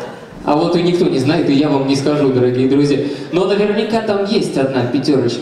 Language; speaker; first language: Russian; native; Russian